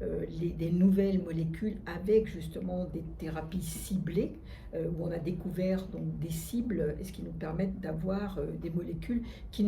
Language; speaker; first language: French; native; French